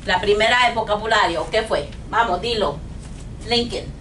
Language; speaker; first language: Spanish; non-native, learner; English